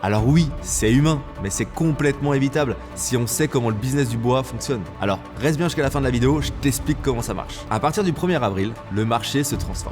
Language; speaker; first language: French; native; French